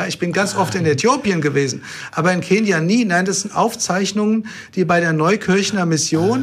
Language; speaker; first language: German; native; German